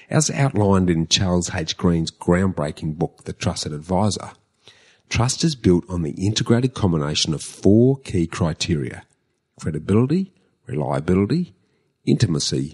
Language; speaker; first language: English; native; English